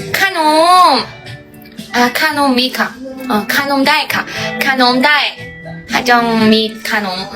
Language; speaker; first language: Thai; non-native, learner; Korean